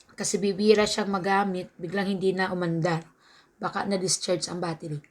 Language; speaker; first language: Filipino; native; Filipino